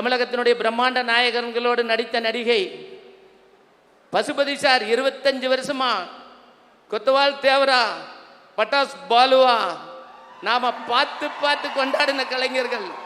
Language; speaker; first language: Tamil; native; Tamil